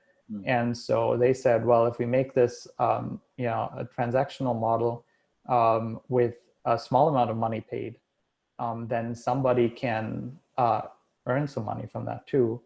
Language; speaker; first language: English; non-native, fluent; German